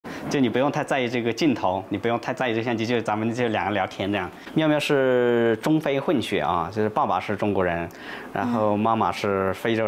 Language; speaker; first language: Chinese; native; Chinese